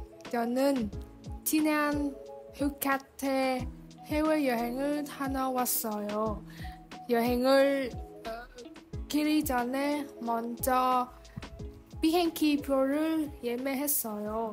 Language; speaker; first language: Korean; non-native, learner; Vietnamese